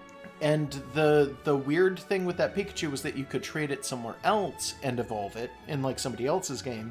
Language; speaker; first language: English; native; English